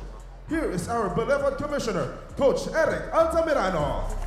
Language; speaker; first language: English; non-native, local second language; Filipino